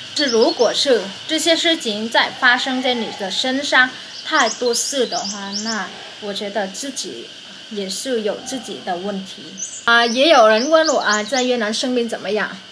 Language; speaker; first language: Chinese; non-native, fluent; Vietnamese